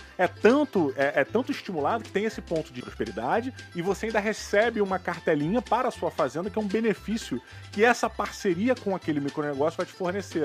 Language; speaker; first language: Portuguese; native; Portuguese